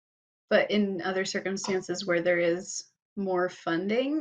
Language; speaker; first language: English; native; English